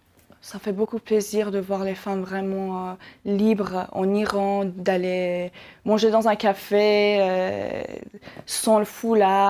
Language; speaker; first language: French; non-native, fluent; Persian